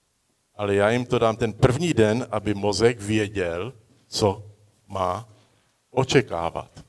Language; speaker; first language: Czech; early bilingual, heritage; Czech